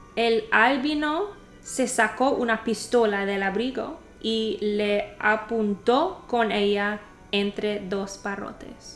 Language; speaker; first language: Spanish; non-native, learner; English